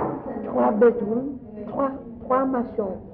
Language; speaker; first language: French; non-native, learner; English